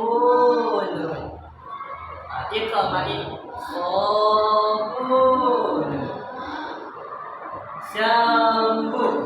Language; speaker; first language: Arabic; non-native, learner; Malay